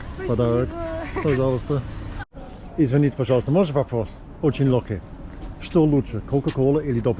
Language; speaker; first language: Russian; non-native, learner; English